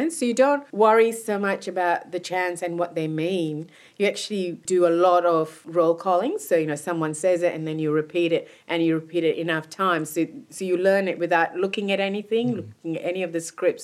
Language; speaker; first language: English; non-native, local second language; Tamil